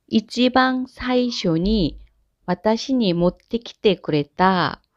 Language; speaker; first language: Japanese; non-native, fluent; Korean